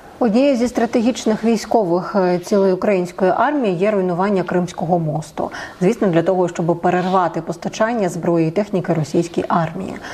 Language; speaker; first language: Ukrainian; native; Ukrainian